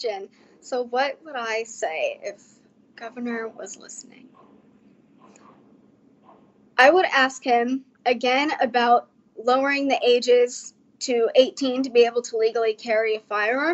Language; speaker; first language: English; native; English